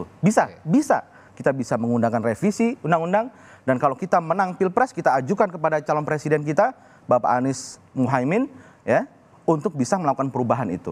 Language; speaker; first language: Indonesian; native; Indonesian